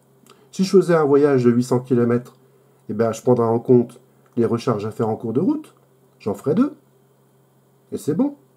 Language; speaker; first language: French; native; French